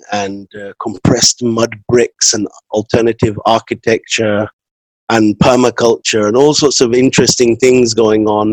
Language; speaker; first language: English; native; English